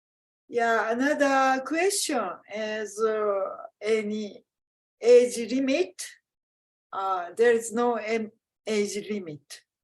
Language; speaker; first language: English; non-native, fluent; Japanese